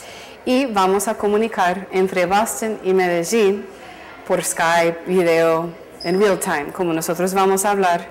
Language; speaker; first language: Spanish; non-native, fluent; English